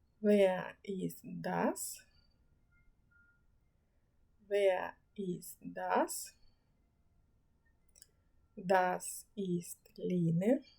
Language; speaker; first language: German; non-native, fluent; Ukrainian